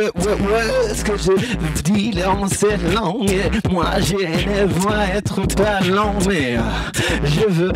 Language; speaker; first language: French; non-native, learner; English